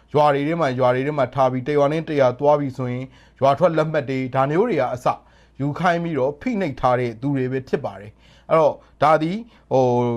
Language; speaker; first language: Burmese; non-native, local second language; Rohingya